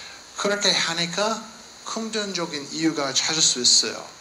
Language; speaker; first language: Korean; non-native, learner; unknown